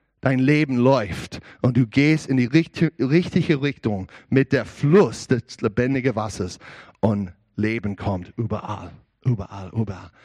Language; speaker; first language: German; non-native, learner; English